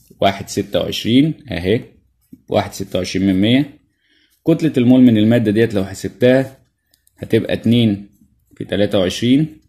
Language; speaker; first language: Arabic; native; Arabic